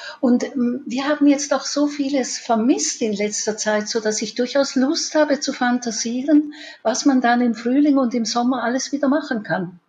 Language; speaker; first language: German; native; German